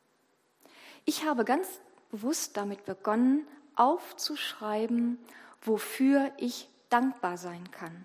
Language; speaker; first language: German; native; German